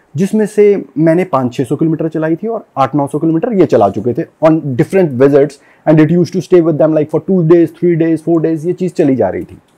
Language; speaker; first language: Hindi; non-native, local second language; Punjabi